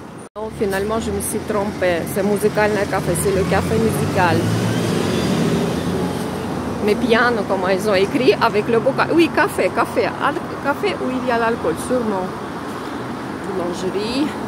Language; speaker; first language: French; non-native, fluent; Russian